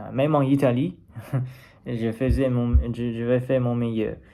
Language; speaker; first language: French; non-native, learner; Chinese